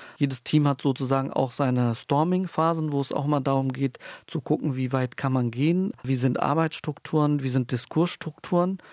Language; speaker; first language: German; early bilingual, other home language; Turkish